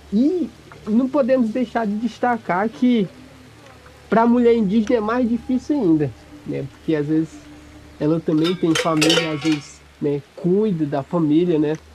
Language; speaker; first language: Portuguese; non-native, local second language; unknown